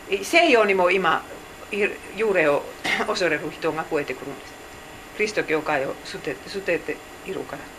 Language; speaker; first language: Japanese; non-native, fluent; Finnish